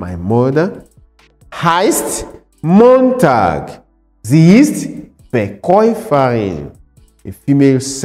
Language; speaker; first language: German; non-native, fluent; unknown